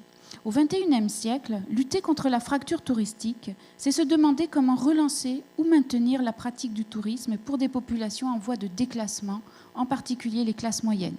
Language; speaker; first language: French; native; French